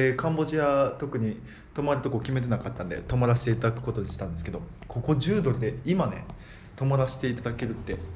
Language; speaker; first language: Japanese; native; Japanese